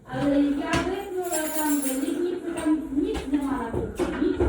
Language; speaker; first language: Czech; non-native, learner; Ukrainian